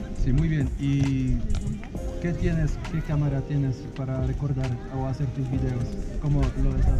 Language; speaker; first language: Spanish; non-native, fluent; Polish